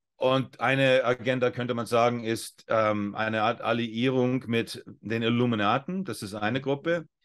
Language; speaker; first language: German; non-native, fluent; English